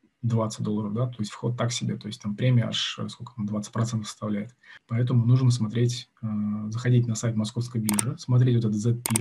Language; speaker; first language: Russian; native; Russian